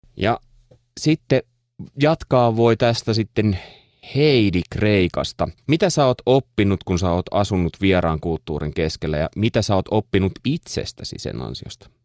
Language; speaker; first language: Finnish; native; Finnish